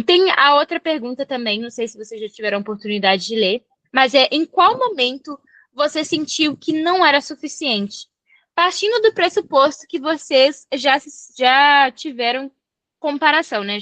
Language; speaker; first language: Portuguese; native; Portuguese